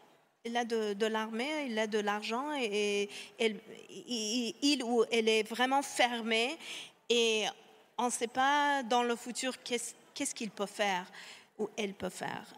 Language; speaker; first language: French; non-native, fluent; Persian